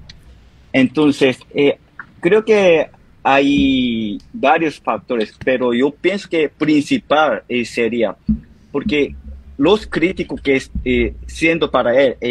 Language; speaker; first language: Spanish; non-native, learner; Korean